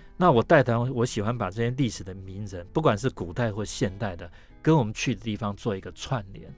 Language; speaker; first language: Chinese; native; Chinese